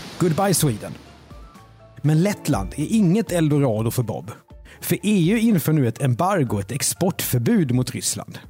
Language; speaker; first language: Swedish; native; Swedish